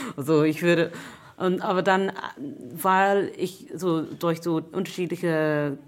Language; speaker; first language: German; non-native, fluent; English